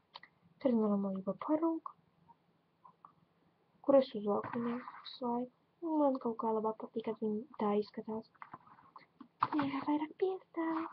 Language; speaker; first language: Latvian; non-native, local second language; Russian